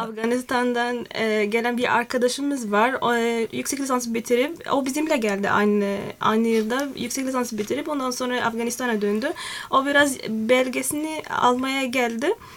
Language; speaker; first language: Turkish; non-native, fluent; Arabic